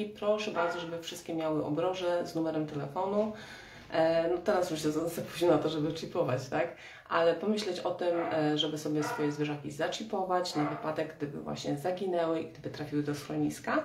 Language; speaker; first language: Polish; native; Polish